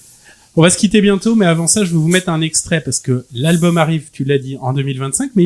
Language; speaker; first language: French; native; French